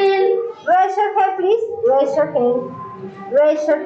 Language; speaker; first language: English; non-native, learner; Spanish